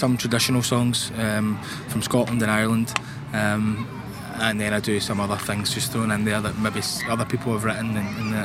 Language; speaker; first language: English; native; English